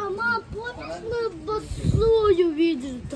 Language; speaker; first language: Russian; early bilingual, heritage; Russian